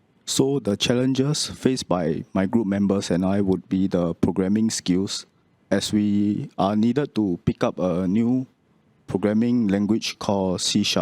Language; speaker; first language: English; non-native, local second language; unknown